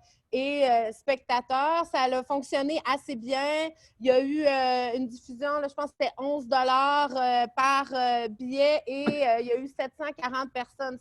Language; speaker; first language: French; native; French